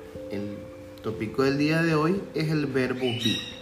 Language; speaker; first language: Spanish; native; Spanish